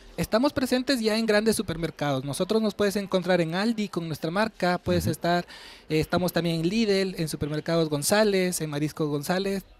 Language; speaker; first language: Spanish; native; Spanish